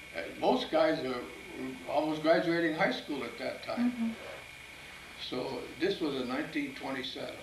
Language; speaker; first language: English; early bilingual, other home language; Italian